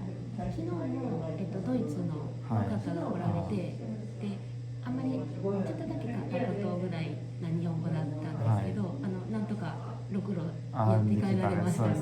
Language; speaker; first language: Japanese; native; Japanese